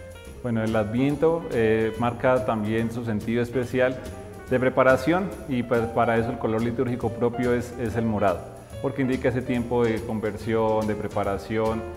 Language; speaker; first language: Spanish; native; Spanish